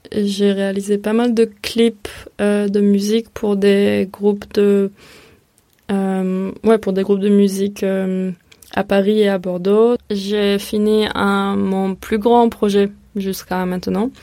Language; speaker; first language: French; early bilingual, other home language; Hebrew